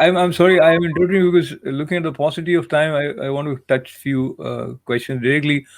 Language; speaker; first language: English; non-native, local second language; Hindi